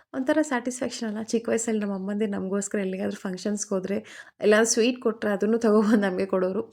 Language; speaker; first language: Kannada; non-native, local second language; Telugu